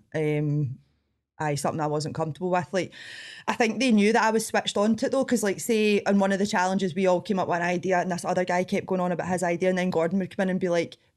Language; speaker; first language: English; native; English